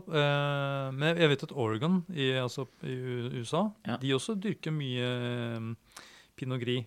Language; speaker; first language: Norwegian; native; Norwegian